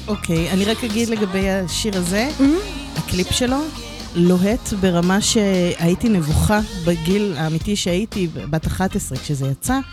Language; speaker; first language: Hebrew; native; Hebrew